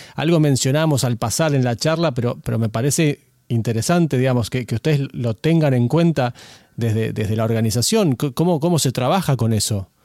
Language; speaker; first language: Spanish; native; Spanish